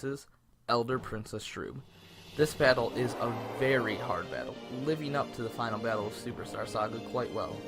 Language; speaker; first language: English; native; English